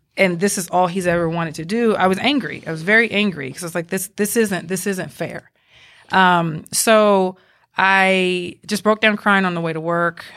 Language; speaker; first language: English; native; English